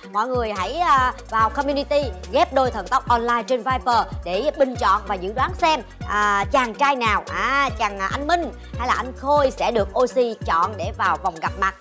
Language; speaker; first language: Vietnamese; native; Vietnamese